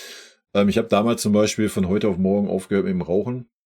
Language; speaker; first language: German; native; German